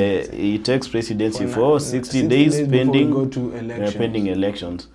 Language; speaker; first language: English; non-native, local second language; Swahili